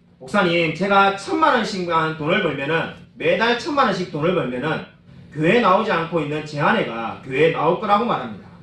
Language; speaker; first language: Korean; native; Korean